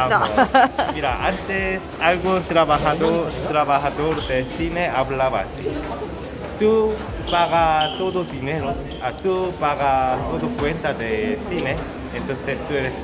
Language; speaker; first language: Spanish; non-native, learner; Korean